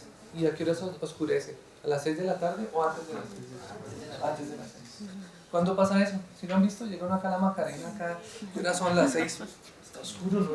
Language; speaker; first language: Spanish; native; Spanish